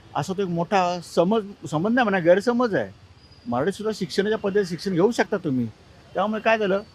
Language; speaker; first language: Marathi; native; Marathi